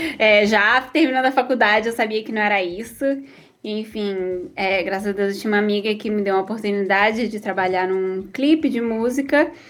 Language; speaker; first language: Portuguese; early bilingual, other home language; Spanish